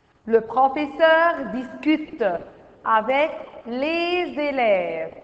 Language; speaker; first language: French; non-native, fluent; Arabic